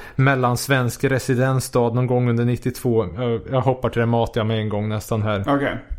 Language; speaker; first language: Swedish; native; Swedish